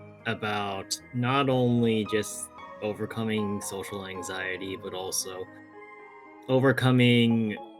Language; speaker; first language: English; native; English